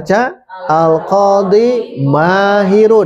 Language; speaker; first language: Arabic; non-native, fluent; Indonesian